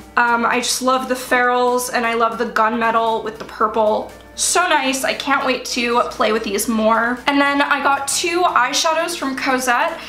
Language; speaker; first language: English; native; English